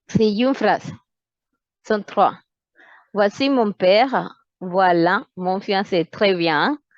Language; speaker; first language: French; non-native, fluent; Spanish